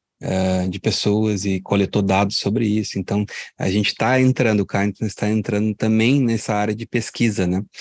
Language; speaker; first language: Portuguese; native; Portuguese